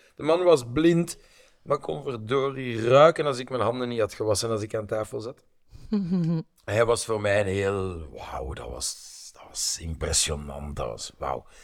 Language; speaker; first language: Dutch; native; Dutch